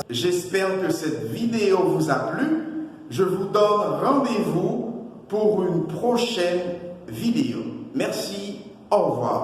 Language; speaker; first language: French; non-native, local second language; Haitian Creole